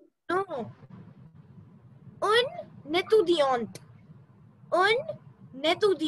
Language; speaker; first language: French; non-native, learner; Hindi